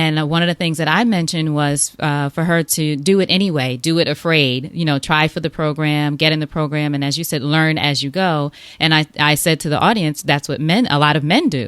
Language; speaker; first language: English; native; English